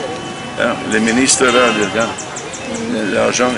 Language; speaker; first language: French; non-native, learner; German